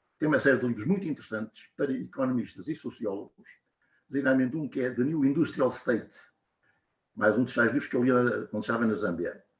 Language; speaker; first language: Portuguese; native; Portuguese